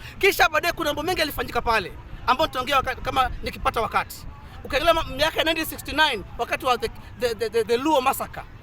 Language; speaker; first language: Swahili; non-native, local second language; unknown